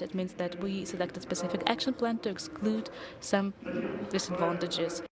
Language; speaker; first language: English; non-native, fluent; Russian